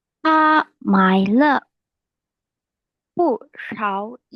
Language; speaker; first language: Chinese; non-native, learner; Indonesian